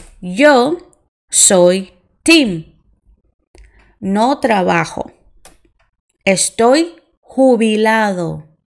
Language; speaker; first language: Spanish; non-native, fluent; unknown